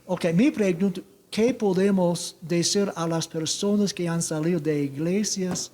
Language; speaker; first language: Spanish; non-native, learner; English